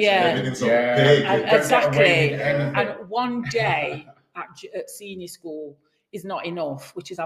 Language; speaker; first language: English; native; English